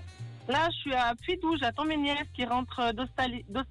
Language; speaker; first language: French; native; French